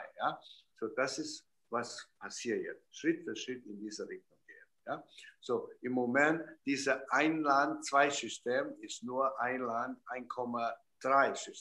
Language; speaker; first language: German; non-native, fluent; Chinese